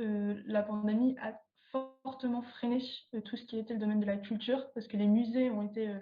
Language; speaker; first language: French; native; French